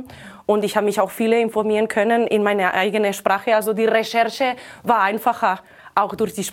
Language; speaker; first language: German; non-native, fluent; Catalan